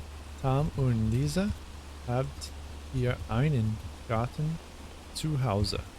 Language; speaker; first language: German; non-native, learner; English